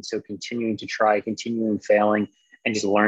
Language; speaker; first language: English; native; English